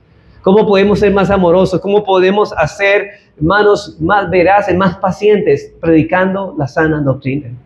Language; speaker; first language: Spanish; native; Spanish